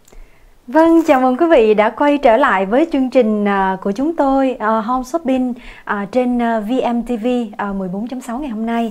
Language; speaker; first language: Vietnamese; native; Vietnamese